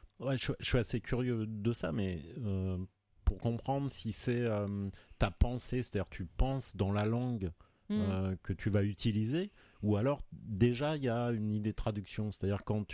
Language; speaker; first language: French; native; French